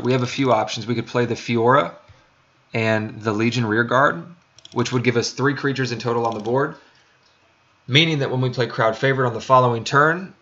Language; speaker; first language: English; native; English